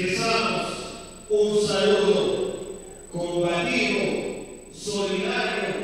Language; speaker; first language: Spanish; native; Spanish